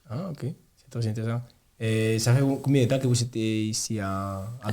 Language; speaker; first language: French; non-native, learner; Spanish